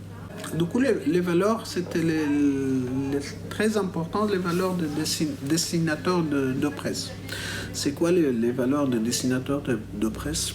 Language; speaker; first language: French; non-native, fluent; Arabic